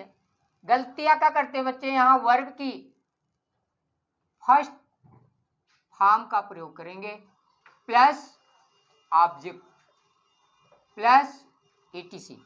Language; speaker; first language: Hindi; native; Hindi